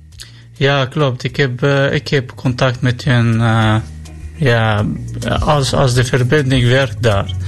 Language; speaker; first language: Dutch; non-native, learner; Arabic